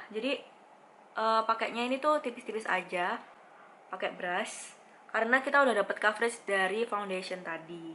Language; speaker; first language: Indonesian; native; Indonesian